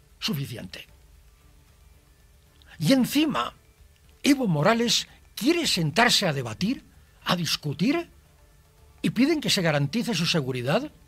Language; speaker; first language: Spanish; native; Spanish